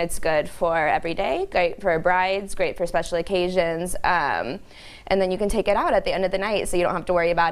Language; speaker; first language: English; native; English